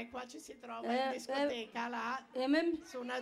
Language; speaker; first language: Italian; non-native, learner; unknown